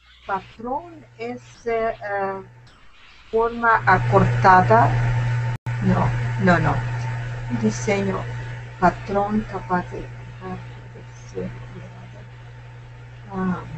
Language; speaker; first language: Spanish; non-native, learner; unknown